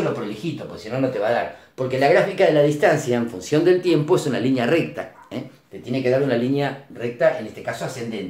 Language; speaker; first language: Spanish; native; Spanish